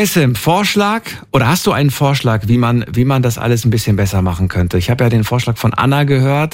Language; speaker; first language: German; native; German